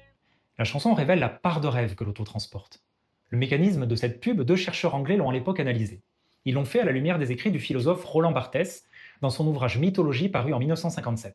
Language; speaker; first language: French; native; French